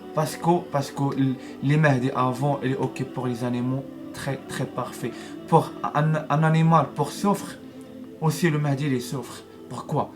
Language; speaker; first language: French; non-native, learner; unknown